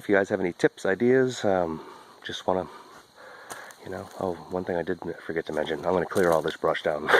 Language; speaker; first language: English; native; English